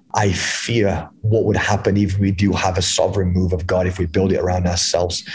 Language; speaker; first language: English; native; English